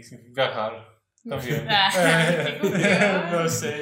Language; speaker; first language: Spanish; non-native, learner; Swedish